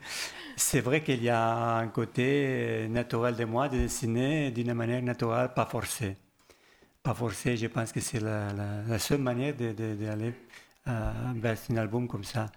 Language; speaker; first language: French; non-native, learner; Spanish